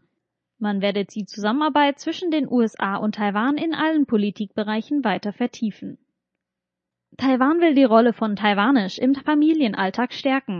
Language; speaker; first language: German; native; German